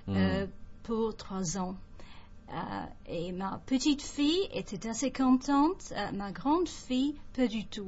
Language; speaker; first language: French; non-native, fluent; English